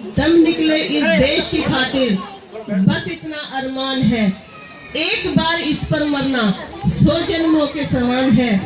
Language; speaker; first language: Hindi; native; Hindi